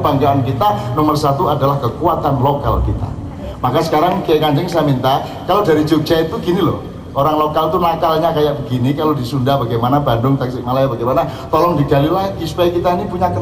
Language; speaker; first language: Indonesian; non-native, local second language; Javanese